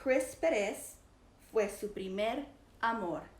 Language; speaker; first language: Spanish; early bilingual, heritage; Spanish